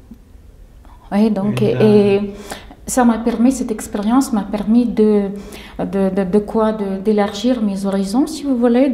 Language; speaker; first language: French; non-native, fluent; Ukrainian